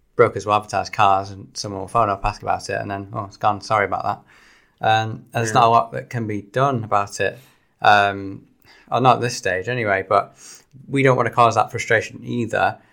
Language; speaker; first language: English; native; English